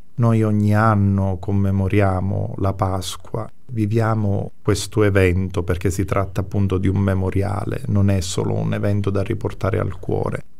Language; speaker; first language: Italian; native; Italian